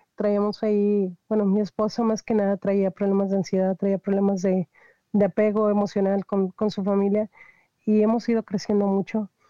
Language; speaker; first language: Spanish; native; Spanish